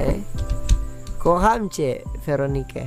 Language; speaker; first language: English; non-native, learner; Indonesian